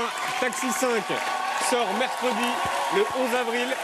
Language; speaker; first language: French; native; French